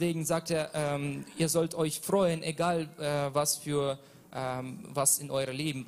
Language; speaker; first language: German; non-native, learner; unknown